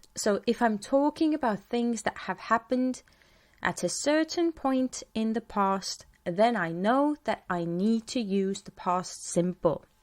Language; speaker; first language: English; non-native, fluent; Estonian